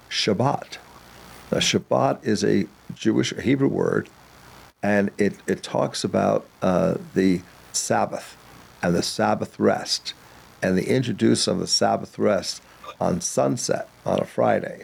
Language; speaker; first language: English; native; English